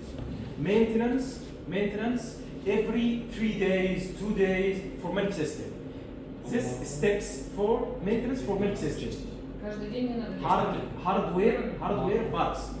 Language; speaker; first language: English; non-native, learner; Arabic